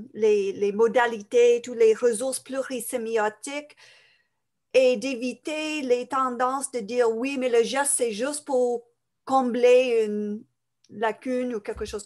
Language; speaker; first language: French; non-native, fluent; English